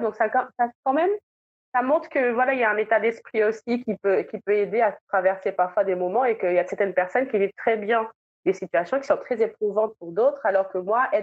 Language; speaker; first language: French; native; French